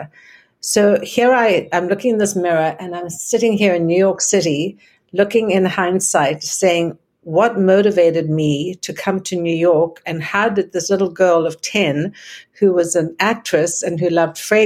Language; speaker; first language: English; native; English